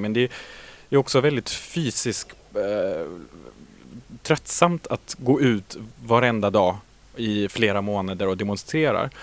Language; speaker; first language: Swedish; native; Swedish